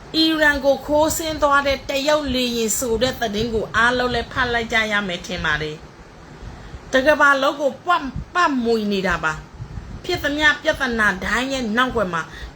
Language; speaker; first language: Burmese; non-native, local second language; Karen languages